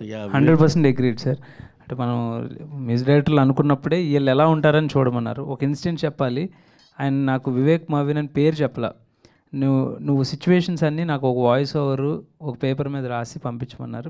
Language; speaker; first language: Telugu; native; Telugu